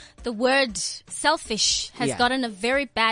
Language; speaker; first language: English; non-native, local second language; Tswana